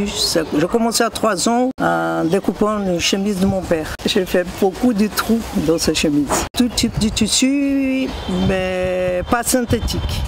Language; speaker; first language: French; non-native, fluent; Portuguese